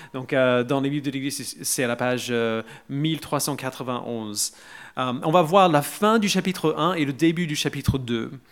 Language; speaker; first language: French; non-native, fluent; English